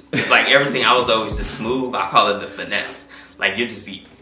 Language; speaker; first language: English; native; English